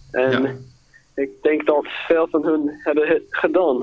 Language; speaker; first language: Dutch; non-native, learner; English